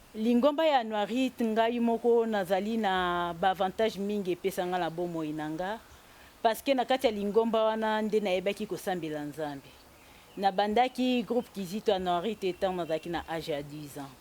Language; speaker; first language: Lingala; non-native, local second language; Kongo